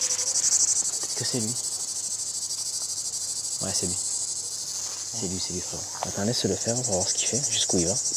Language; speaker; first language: French; native; French